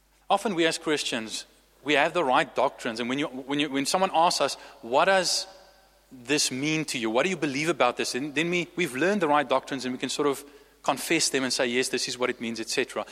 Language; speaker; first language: English; non-native, local second language; Afrikaans